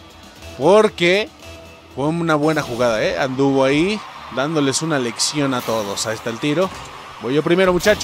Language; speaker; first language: Spanish; native; Spanish